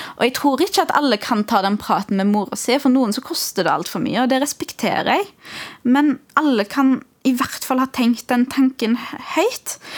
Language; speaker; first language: Norwegian; early bilingual, other home language; Arabic